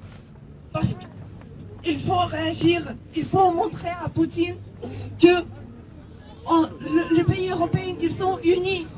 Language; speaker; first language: French; non-native, learner; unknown